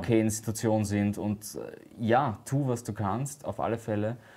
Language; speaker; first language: German; native; German